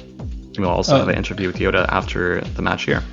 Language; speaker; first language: English; native; English